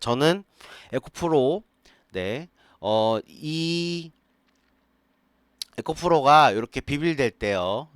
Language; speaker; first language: Korean; native; Korean